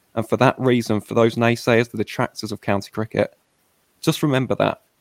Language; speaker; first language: English; native; English